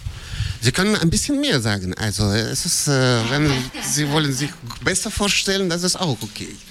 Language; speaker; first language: German; non-native, fluent; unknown